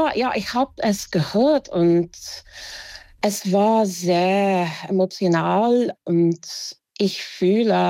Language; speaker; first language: German; non-native, fluent; English